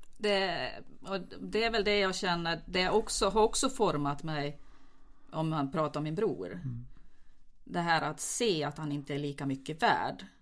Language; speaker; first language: Swedish; native; Swedish